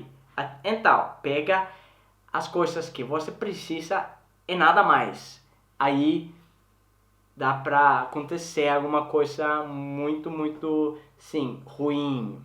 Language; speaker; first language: Portuguese; non-native, learner; Swedish